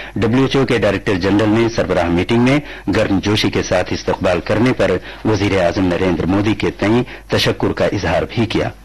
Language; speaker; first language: Urdu; native; Urdu